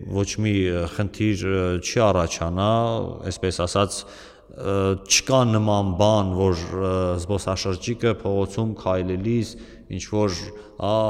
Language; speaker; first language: Armenian; native; Armenian